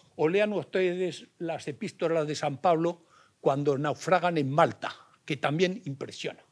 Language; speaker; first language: Spanish; native; Spanish